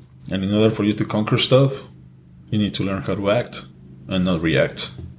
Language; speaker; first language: English; non-native, fluent; Spanish